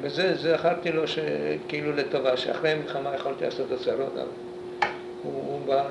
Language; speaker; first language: Hebrew; non-native, fluent; Polish